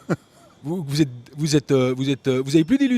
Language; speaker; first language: French; native; French